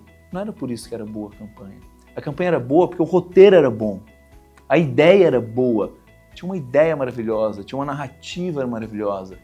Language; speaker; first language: Portuguese; native; Portuguese